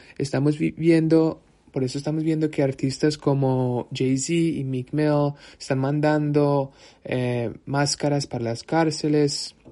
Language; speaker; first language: Spanish; early bilingual, heritage; Spanish